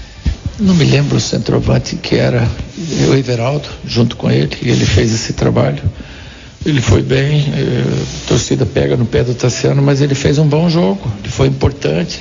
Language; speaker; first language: Portuguese; native; Portuguese